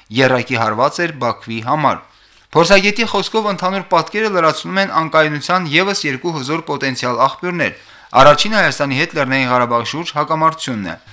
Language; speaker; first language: Armenian; native; Armenian